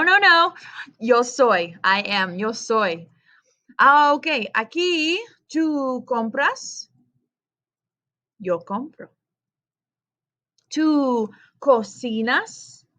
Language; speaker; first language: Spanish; non-native, fluent; English